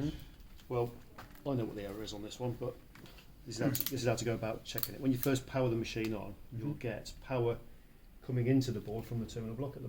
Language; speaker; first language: English; native; English